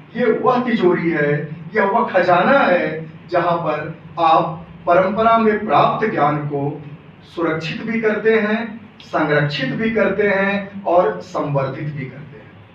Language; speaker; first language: Hindi; non-native, local second language; Awadhi